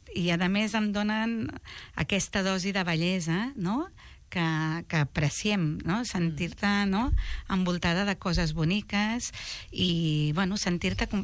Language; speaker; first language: Catalan; native; Catalan